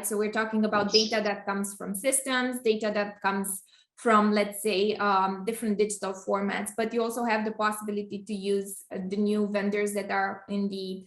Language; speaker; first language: English; non-native, fluent; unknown